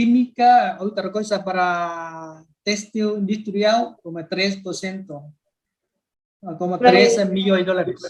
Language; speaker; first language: Portuguese; non-native, learner; Vietnamese